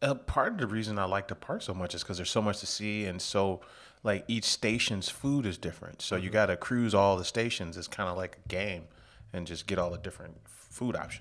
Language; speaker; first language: English; native; English